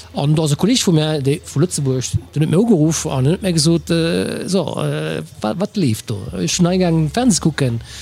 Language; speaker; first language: Luxembourgish; early bilingual, other home language; Italian